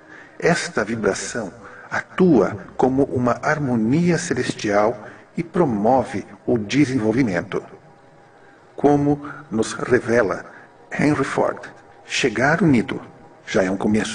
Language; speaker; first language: Portuguese; native; Portuguese